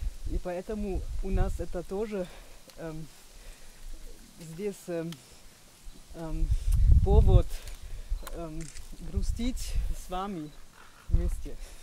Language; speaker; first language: Russian; non-native, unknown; German